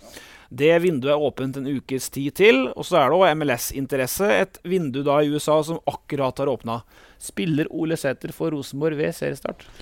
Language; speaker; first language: Norwegian; native; Norwegian